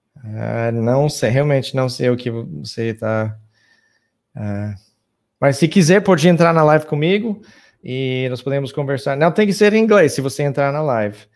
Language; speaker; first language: Portuguese; non-native, fluent; English